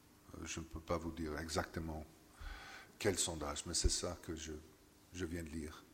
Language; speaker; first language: French; non-native, fluent; English